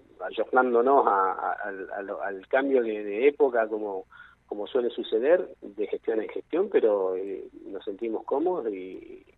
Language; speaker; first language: Spanish; native; Spanish